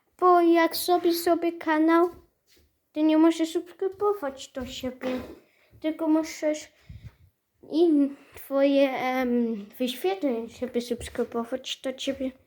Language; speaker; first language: Polish; early bilingual, heritage; Polish